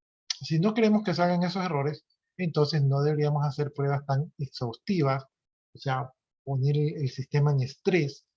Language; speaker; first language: Spanish; native; Spanish